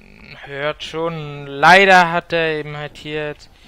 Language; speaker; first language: German; native; German